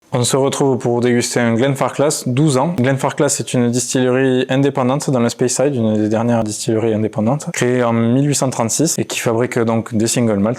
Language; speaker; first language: French; native; French